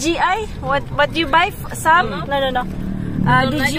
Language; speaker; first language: English; non-native, local second language; Filipino